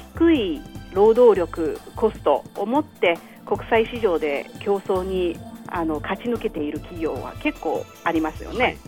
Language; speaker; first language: Japanese; non-native, fluent; Chinese